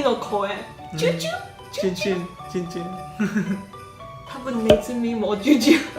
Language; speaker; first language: Japanese; non-native, learner; Chinese